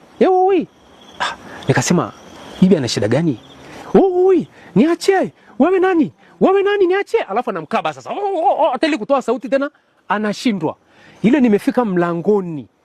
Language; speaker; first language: Swahili; native; Swahili